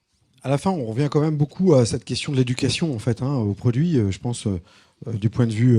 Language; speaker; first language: French; native; French